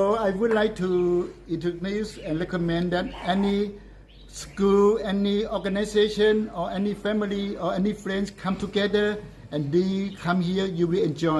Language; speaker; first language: English; non-native, learner; Thai